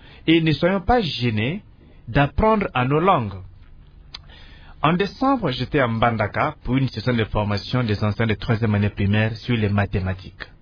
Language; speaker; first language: French; non-native, local second language; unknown